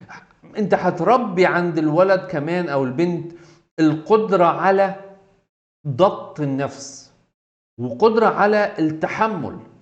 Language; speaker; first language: Arabic; native; Arabic